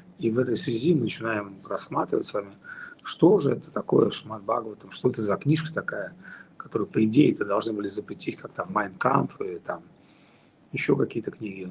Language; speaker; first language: Russian; native; Russian